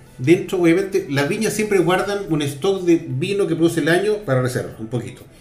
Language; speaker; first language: Spanish; native; Spanish